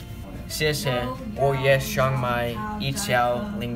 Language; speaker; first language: Chinese; non-native, learner; English